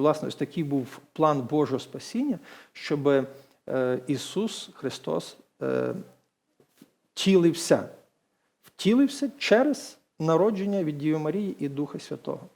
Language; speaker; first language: Ukrainian; native; Ukrainian